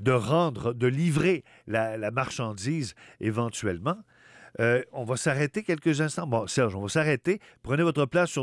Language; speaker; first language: French; native; French